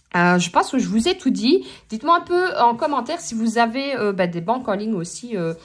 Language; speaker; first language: French; native; French